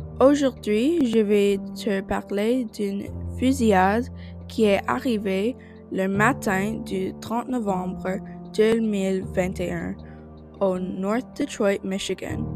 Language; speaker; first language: French; non-native, learner; English